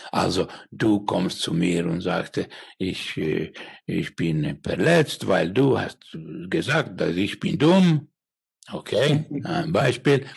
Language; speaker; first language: German; non-native, learner; Finnish